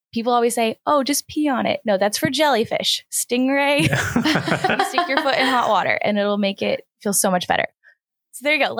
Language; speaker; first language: English; native; English